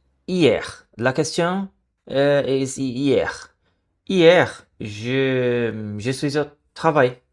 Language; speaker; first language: French; non-native, learner; Portuguese